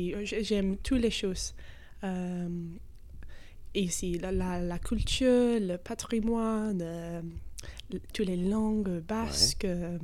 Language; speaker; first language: French; non-native, fluent; English